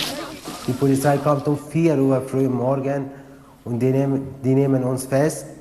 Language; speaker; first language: German; non-native, learner; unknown